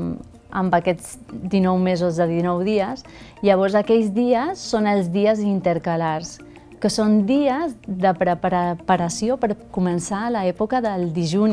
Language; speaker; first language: Catalan; early bilingual, other home language; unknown